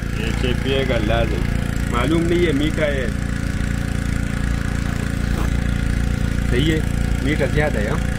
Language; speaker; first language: Hindi; non-native, local second language; Pashto